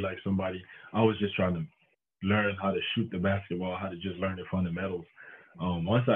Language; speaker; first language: English; non-native, local second language; French